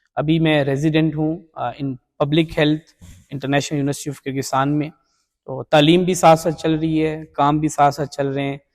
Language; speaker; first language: Urdu; non-native, local second language; Saraiki